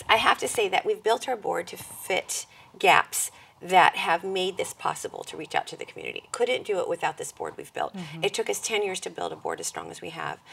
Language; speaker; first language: English; native; English